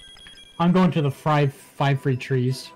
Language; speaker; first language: English; native; English